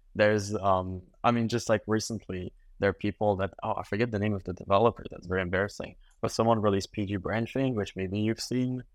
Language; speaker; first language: English; native; English